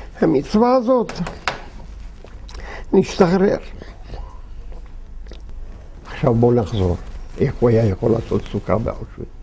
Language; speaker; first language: Hebrew; non-native, fluent; Yiddish